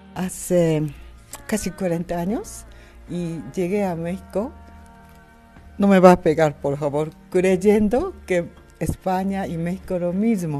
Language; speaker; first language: Spanish; non-native, learner; Japanese